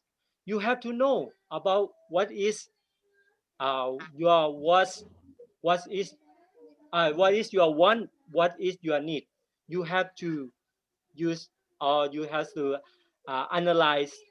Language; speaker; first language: English; non-native, learner; Thai